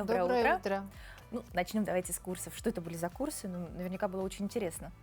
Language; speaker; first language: Russian; native; Russian